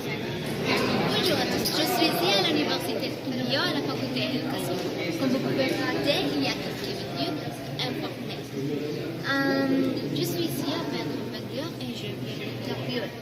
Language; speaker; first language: French; non-native, learner; Spanish